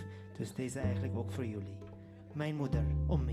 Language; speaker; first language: Dutch; non-native, fluent; Arabic